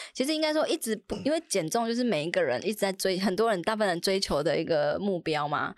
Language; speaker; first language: Chinese; native; Chinese